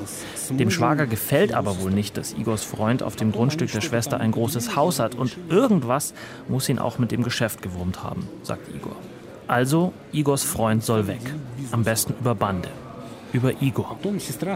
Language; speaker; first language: German; native; German